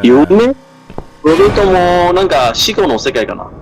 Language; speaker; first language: Japanese; non-native, learner; Chinese